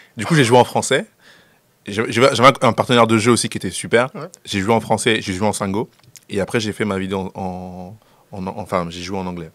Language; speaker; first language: French; non-native, local second language; Sango